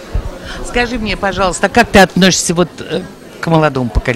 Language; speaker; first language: Russian; native; Russian